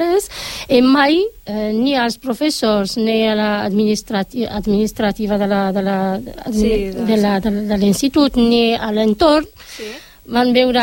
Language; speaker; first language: Catalan; non-native, fluent; Arabic